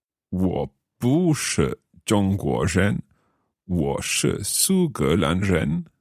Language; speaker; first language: Chinese; non-native, learner; English